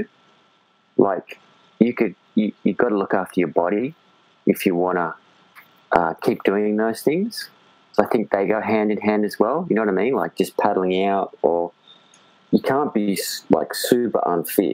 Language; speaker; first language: English; native; English